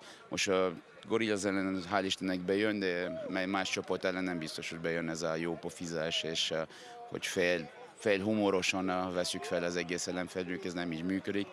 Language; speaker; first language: Hungarian; non-native, learner; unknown